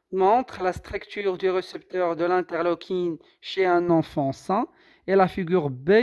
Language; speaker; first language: French; non-native, local second language; Arabic